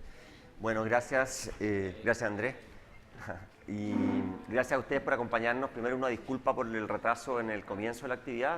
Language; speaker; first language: Spanish; native; Spanish